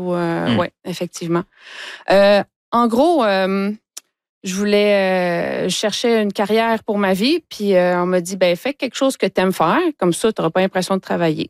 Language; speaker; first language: French; native; French